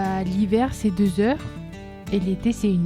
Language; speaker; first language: French; early bilingual, other home language; Turkish